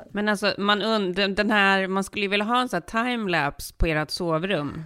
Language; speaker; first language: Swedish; early bilingual, heritage; Swedish